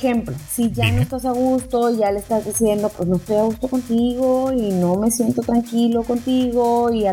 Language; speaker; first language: Spanish; native; Spanish